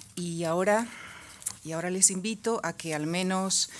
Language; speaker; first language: Spanish; native; Spanish